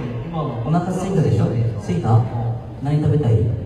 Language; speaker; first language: Japanese; non-native, fluent; Korean